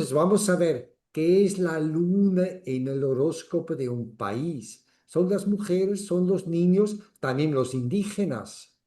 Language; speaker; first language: Spanish; non-native, fluent; German